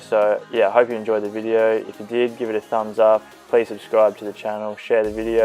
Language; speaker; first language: English; native; English